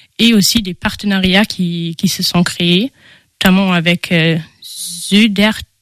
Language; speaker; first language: French; non-native, fluent; German